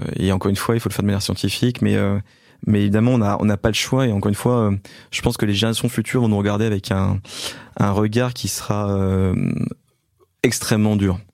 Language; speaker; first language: French; native; French